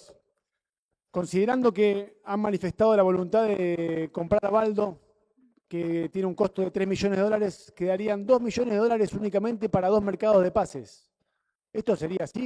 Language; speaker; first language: Spanish; native; Spanish